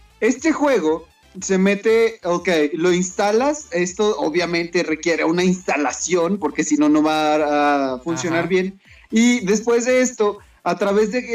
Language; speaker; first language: Spanish; native; Spanish